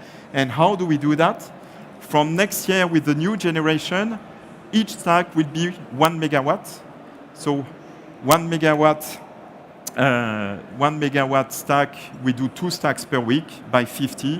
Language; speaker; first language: English; non-native, fluent; French